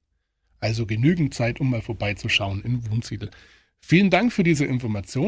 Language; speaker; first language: German; native; German